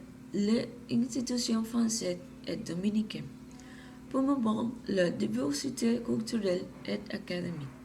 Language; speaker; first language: French; non-native, learner; Spanish